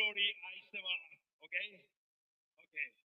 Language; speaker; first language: English; non-native, learner; Japanese